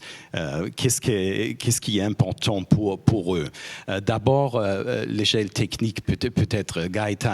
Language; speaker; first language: French; non-native, fluent; German